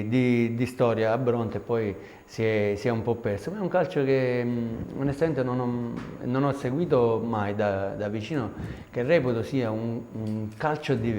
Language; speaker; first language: Italian; native; Italian